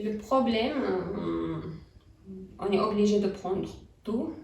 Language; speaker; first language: French; non-native, fluent; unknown